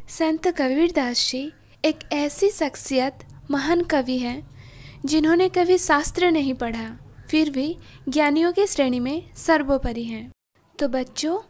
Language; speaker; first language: Hindi; non-native, local second language; Odia